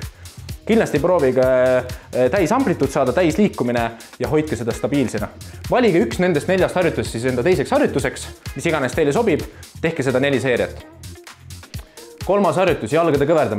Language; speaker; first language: Estonian; native; Estonian